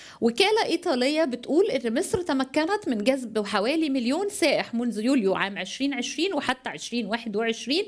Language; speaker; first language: Arabic; native; Arabic